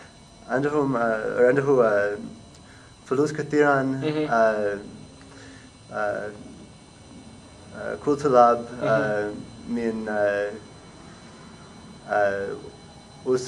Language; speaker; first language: Arabic; non-native, learner; English